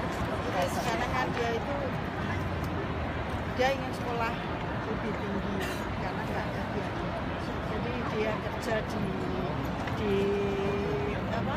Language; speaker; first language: Chinese; non-native, learner; Indonesian